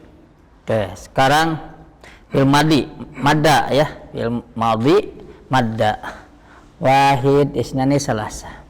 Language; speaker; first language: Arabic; non-native, fluent; Indonesian